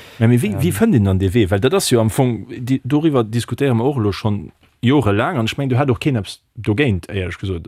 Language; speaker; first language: Luxembourgish; native; Luxembourgish